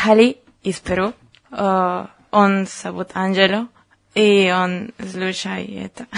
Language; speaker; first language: Russian; non-native, learner; Spanish